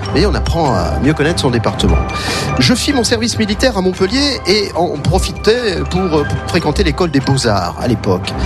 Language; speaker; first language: French; native; French